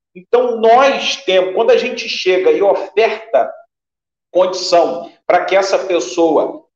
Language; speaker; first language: Portuguese; native; Portuguese